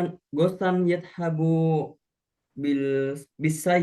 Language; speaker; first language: Arabic; non-native, learner; Indonesian